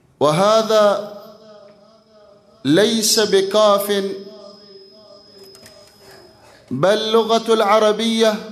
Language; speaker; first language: Arabic; non-native, fluent; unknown